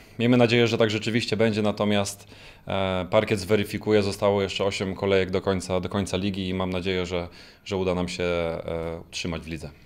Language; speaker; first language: Polish; native; Polish